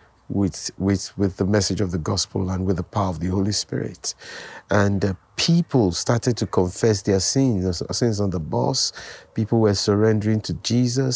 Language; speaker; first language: English; non-native, local second language; Yoruba